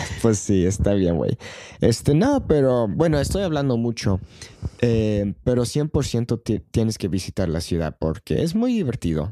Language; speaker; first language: Spanish; non-native, fluent; English